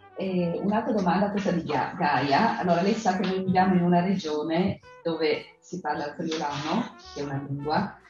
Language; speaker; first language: Italian; native; Italian